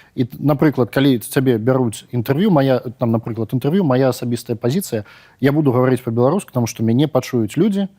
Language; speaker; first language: Belarusian; non-native, local second language; Russian